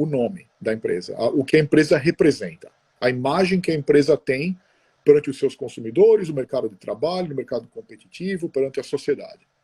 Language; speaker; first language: Portuguese; non-native, fluent; Italian